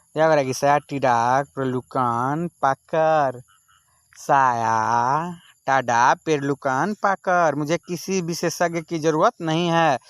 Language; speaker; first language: Hindi; native; Hindi